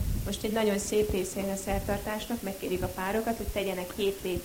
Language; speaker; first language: Hungarian; native; Hungarian